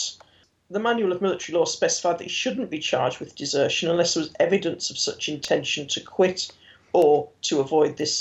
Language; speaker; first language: English; native; English